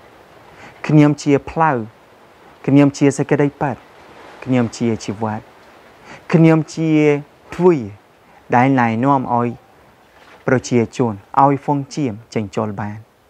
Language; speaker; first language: Khmer; non-native, fluent; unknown